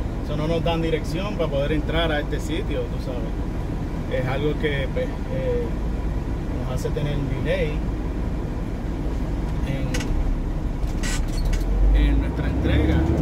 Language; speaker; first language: Spanish; native; Spanish